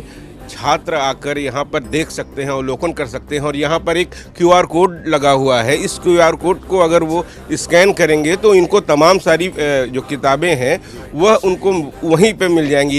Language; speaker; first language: Hindi; native; Hindi